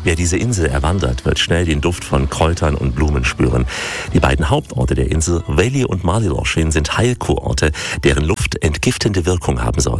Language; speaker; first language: German; native; German